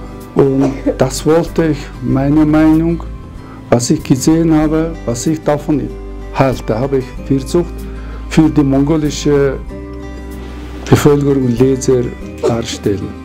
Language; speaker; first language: German; non-native, fluent; Mongolian